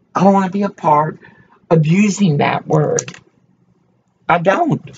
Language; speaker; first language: English; early bilingual, other home language; Spanish